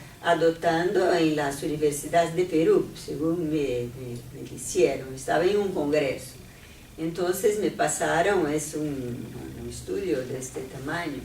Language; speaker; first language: Spanish; non-native, fluent; Portuguese